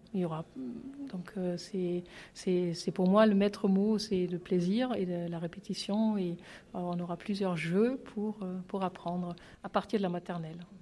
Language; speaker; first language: French; non-native, fluent; German